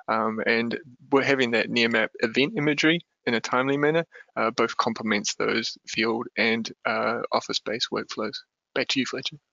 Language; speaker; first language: English; native; English